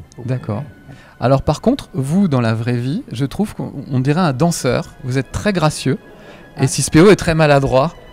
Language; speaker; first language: French; native; French